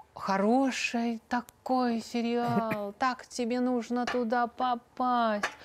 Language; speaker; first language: Russian; native; Russian